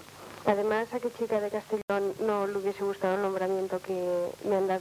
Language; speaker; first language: Spanish; native; Spanish